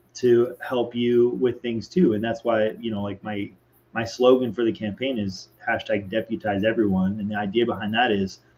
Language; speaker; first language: English; native; English